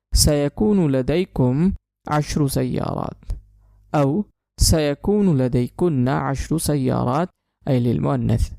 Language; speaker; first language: Arabic; non-native, fluent; Urdu